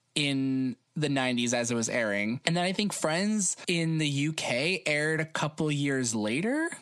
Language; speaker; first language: English; native; English